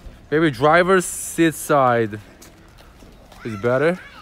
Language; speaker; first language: English; non-native, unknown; Korean